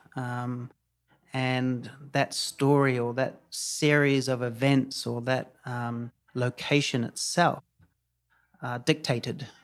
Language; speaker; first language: English; native; English